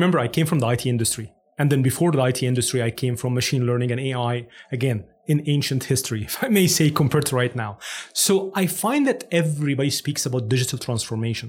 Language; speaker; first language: English; non-native, fluent; Arabic